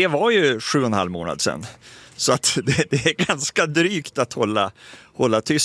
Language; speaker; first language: Swedish; native; Swedish